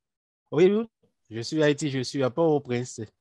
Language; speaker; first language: French; non-native, local second language; Haitian Creole